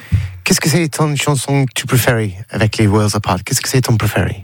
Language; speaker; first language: French; non-native, learner; English